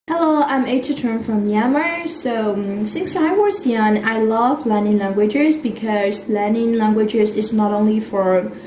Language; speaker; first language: English; non-native, fluent; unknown